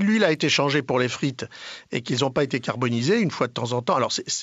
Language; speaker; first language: French; native; French